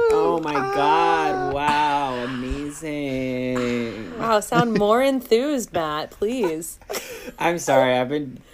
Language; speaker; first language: English; native; English